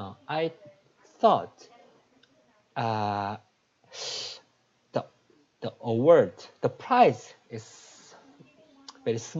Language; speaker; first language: English; non-native, learner; Korean